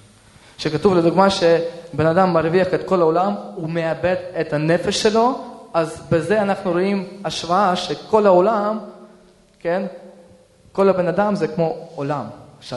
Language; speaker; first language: Hebrew; early bilingual, other home language; Russian